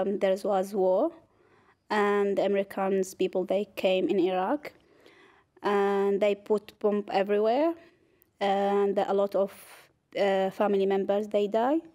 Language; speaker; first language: English; non-native, learner; Arabic